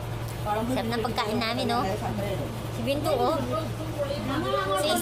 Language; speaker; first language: Filipino; non-native, local second language; Iloko